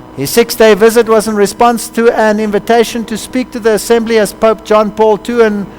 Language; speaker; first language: English; non-native, local second language; Afrikaans